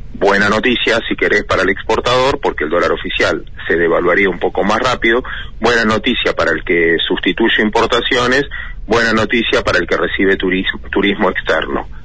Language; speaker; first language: Spanish; native; Spanish